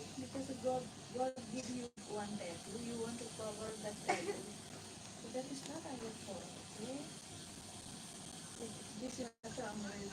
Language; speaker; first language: English; non-native, learner; Nepali